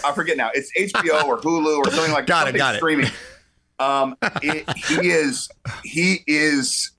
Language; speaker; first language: English; native; English